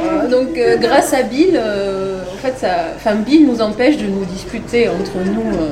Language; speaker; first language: French; native; French